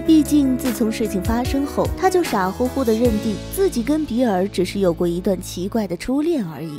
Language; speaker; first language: Chinese; native; Chinese